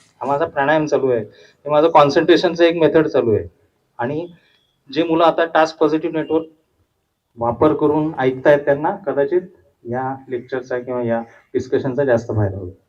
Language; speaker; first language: Marathi; non-native, local second language; Hindi